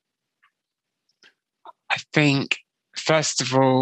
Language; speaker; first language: English; native; English